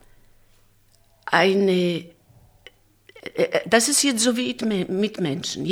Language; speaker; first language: German; non-native, fluent; Polish